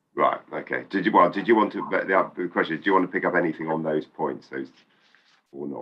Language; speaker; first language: English; native; English